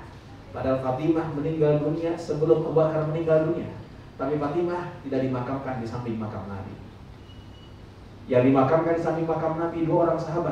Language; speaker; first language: Indonesian; native; Indonesian